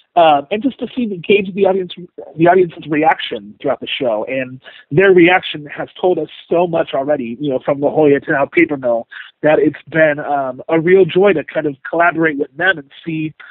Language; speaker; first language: English; native; English